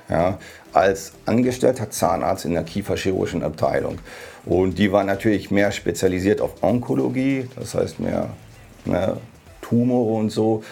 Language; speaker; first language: German; native; German